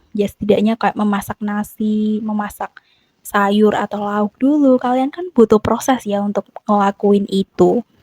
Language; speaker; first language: Indonesian; non-native, local second language; Javanese